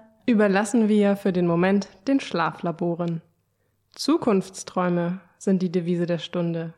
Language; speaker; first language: German; native; German